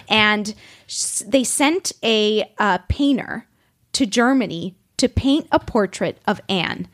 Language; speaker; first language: English; non-native, fluent; Spanish